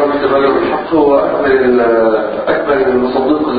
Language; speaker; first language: Arabic; native; Arabic